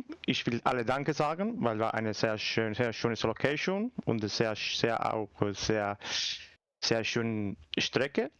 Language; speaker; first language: German; non-native, learner; Italian